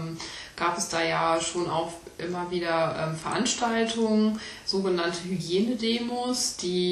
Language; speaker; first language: German; native; German